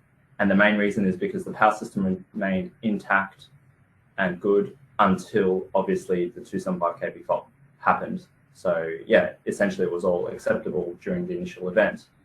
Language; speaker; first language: English; native; English